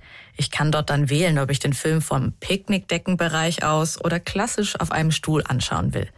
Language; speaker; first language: German; native; German